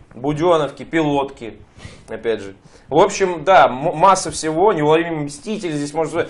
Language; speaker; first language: Russian; native; Russian